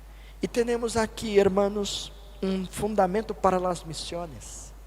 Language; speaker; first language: Spanish; non-native, fluent; Portuguese